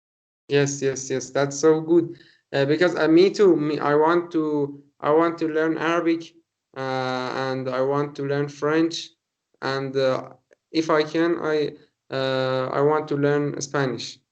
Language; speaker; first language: English; non-native, learner; Persian